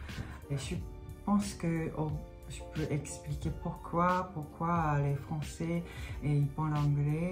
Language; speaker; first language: French; non-native, fluent; Japanese